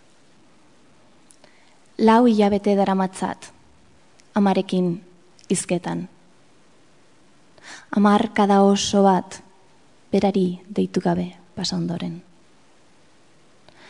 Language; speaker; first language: English; non-native, fluent; Spanish